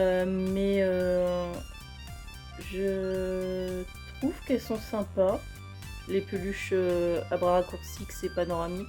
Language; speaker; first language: French; native; French